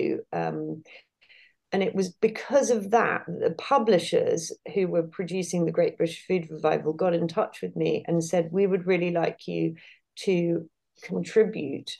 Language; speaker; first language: English; native; English